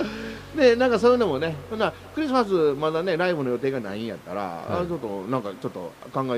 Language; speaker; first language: Japanese; native; Japanese